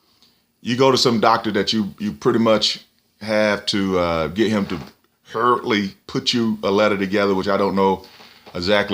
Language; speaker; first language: English; native; English